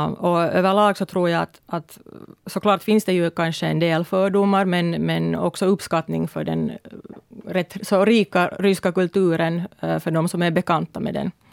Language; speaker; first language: Swedish; early bilingual, other home language; Russian